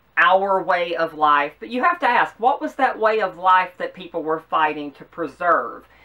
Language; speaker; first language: English; native; English